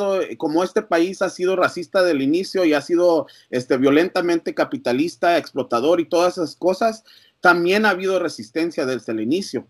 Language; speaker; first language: Spanish; early bilingual, heritage; English